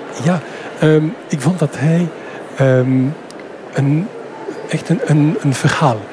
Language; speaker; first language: Dutch; non-native, fluent; French